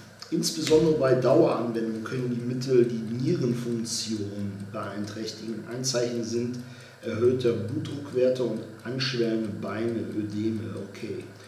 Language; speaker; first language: German; native; German